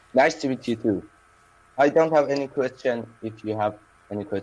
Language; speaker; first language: English; non-native, learner; Persian